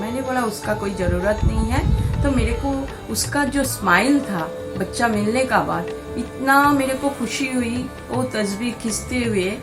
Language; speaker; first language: Hindi; non-native, local second language; Bangla